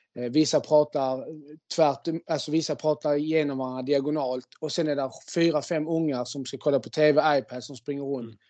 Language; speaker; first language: Swedish; native; Swedish